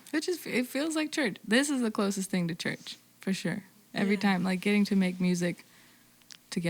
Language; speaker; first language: English; native; English